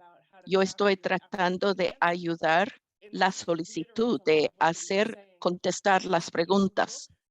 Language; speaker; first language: Spanish; non-native, fluent; English